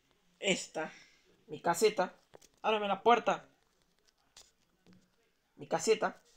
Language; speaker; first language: Spanish; native; Spanish